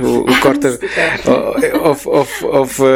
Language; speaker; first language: Dutch; non-native, local second language; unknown